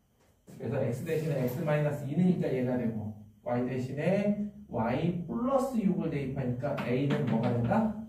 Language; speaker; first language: Korean; native; Korean